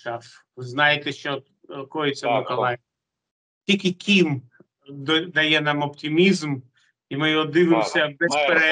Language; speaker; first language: Ukrainian; non-native, local second language; Russian